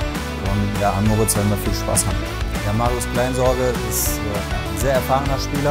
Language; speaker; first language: German; native; German